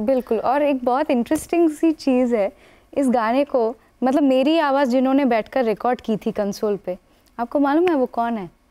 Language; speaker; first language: Hindi; non-native, local second language; Bangla